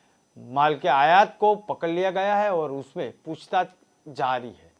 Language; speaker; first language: Hindi; native; Hindi